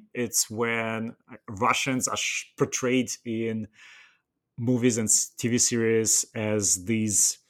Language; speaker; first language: English; non-native, fluent; Russian